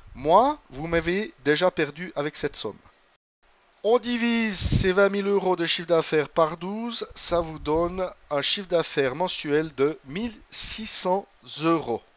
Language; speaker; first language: French; native; French